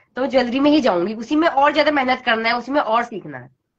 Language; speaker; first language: Hindi; native; Hindi